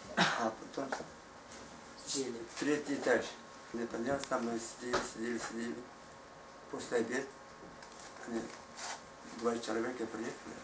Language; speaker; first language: Russian; non-native, learner; Tajik